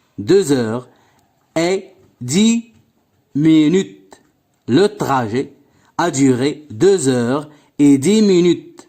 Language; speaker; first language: French; non-native, local second language; Arabic